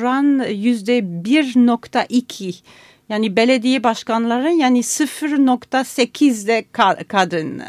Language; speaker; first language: Turkish; non-native, fluent; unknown